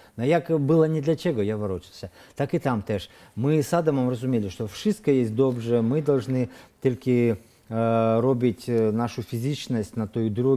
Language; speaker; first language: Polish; non-native, learner; Russian